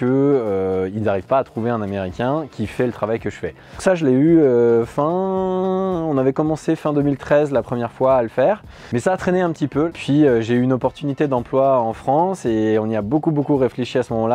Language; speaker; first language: French; native; French